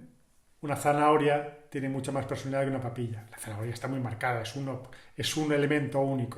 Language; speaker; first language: Spanish; native; Spanish